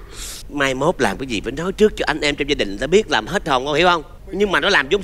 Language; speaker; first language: Vietnamese; native; Vietnamese